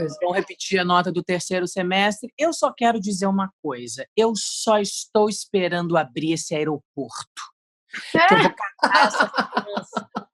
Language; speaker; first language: Portuguese; native; Portuguese